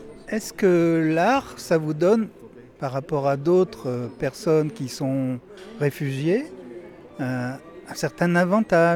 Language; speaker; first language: French; native; French